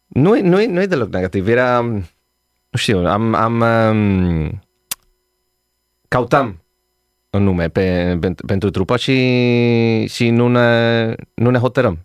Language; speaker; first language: Romanian; non-native, learner; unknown